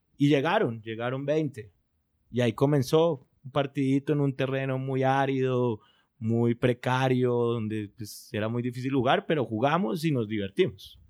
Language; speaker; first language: Spanish; native; Spanish